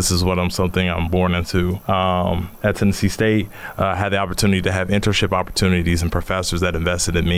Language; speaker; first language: English; native; English